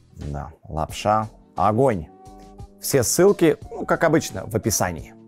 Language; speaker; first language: Russian; native; Russian